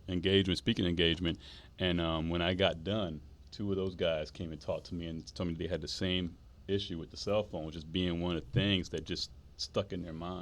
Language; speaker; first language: English; native; English